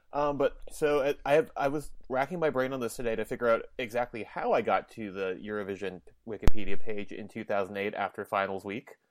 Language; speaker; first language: English; native; English